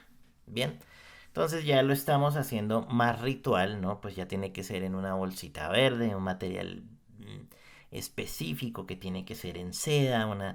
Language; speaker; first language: Spanish; native; Spanish